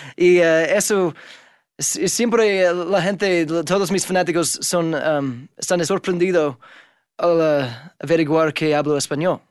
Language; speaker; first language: Spanish; non-native, fluent; English